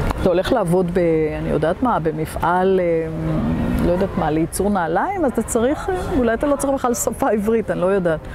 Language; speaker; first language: Hebrew; native; Hebrew